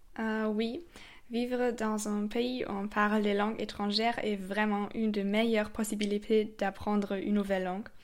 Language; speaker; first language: French; non-native, fluent; German